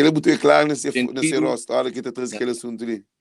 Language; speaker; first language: Portuguese; non-native, local second language; Kabuverdianu